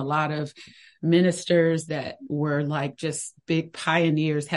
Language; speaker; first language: English; native; English